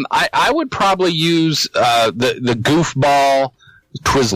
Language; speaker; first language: English; native; English